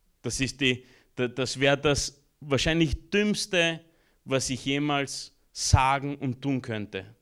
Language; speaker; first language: German; early bilingual, other home language; Romanian